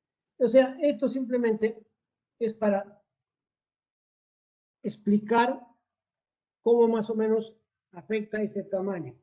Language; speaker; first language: Spanish; native; Spanish